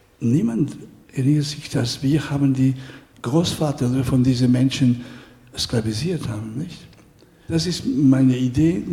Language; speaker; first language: German; non-native, fluent; Spanish